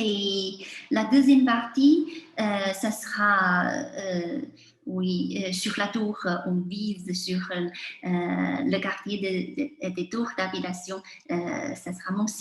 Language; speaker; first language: French; non-native, fluent; Chinese